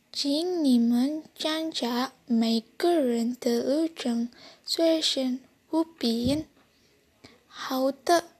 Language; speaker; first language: Chinese; non-native, learner; Indonesian